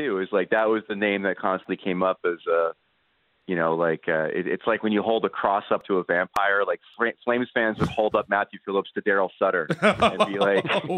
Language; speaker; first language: English; native; English